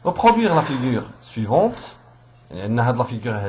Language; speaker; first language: French; non-native, local second language; Arabic